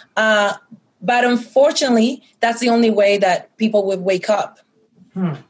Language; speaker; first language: English; non-native, fluent; Spanish